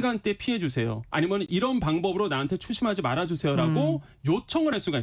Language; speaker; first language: Korean; native; Korean